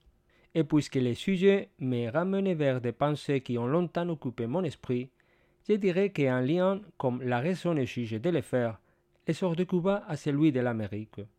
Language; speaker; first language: French; non-native, fluent; Spanish